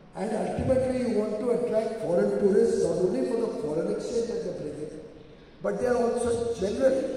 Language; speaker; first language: English; non-native, local second language; Hindi